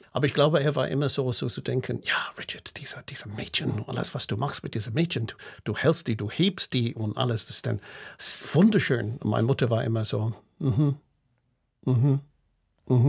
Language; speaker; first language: German; non-native, fluent; English